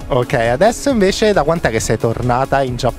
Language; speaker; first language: Italian; native; Italian